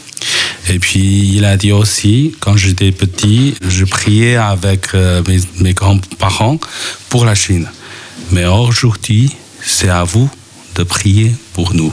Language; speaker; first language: French; non-native, fluent; Chinese